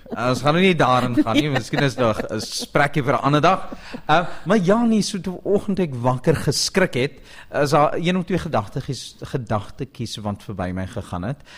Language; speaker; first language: Afrikaans; non-native, local second language; English